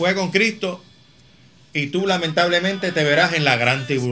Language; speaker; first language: Spanish; native; Spanish